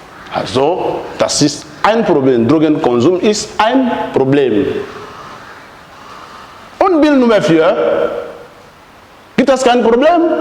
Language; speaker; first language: German; non-native, fluent; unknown